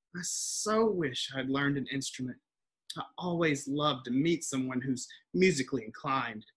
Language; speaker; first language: English; native; English